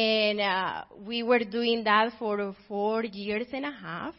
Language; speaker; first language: English; non-native, fluent; Spanish